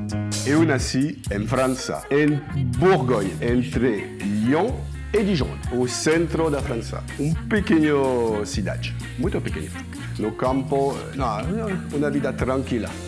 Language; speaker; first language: Portuguese; non-native, learner; French